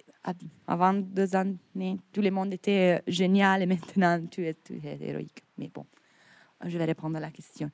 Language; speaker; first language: French; non-native, fluent; Italian